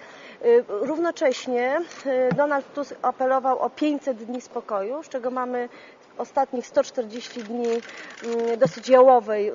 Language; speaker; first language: Polish; native; Polish